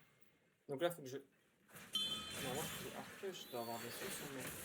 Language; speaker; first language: French; native; French